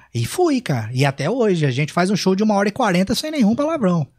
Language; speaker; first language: Portuguese; native; Portuguese